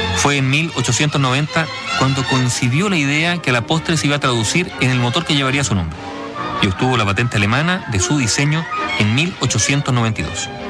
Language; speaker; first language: Spanish; native; Spanish